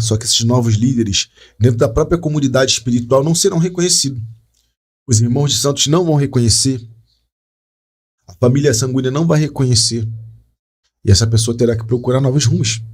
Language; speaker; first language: Portuguese; native; Portuguese